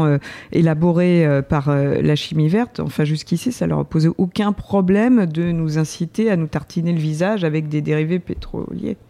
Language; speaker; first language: French; native; French